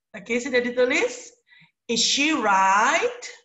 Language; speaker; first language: English; non-native, fluent; Indonesian